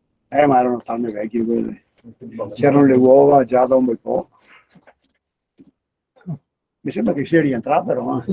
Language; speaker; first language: Italian; native; Italian